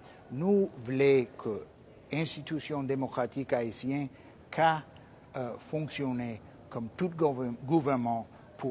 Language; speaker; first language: Haitian Creole; non-native, fluent; English